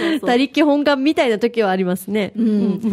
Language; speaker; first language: Japanese; native; Japanese